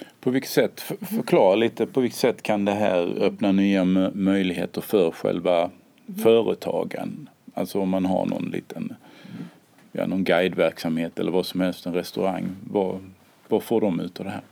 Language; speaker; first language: Swedish; native; Swedish